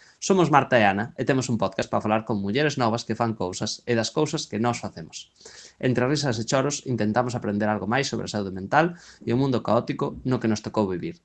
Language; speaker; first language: Galician; native; Galician